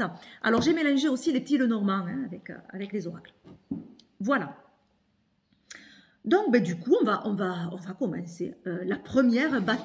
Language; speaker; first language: French; native; French